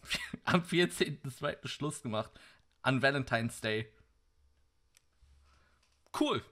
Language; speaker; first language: German; native; German